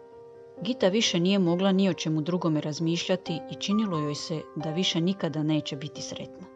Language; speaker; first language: Croatian; native; Croatian